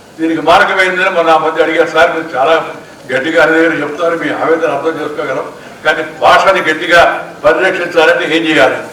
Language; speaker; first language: Telugu; native; Telugu